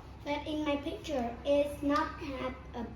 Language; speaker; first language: English; non-native, learner; Vietnamese